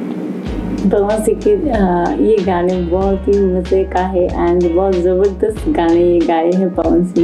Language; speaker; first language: Hindi; non-native, fluent; Bangla